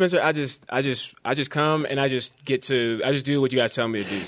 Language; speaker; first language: English; native; English